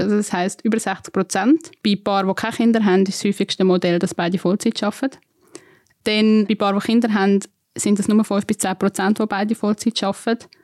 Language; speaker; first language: German; native; German